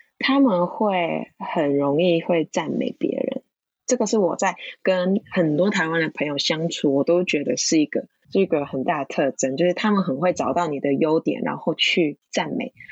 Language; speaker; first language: Chinese; non-native, local second language; Cantonese